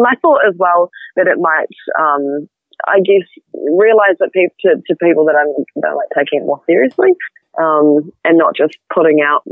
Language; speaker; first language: English; native; English